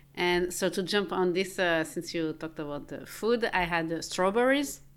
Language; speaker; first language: English; non-native, fluent; French